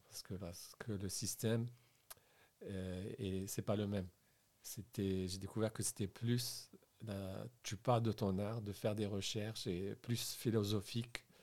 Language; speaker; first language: French; non-native, local second language; Arabic